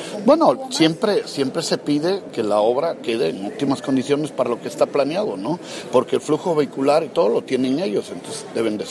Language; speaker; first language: Spanish; native; Spanish